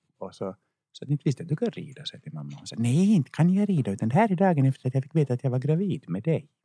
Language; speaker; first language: Swedish; native; Swedish